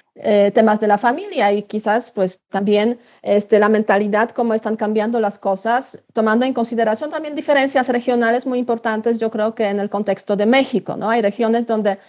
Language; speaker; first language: Spanish; non-native, fluent; Polish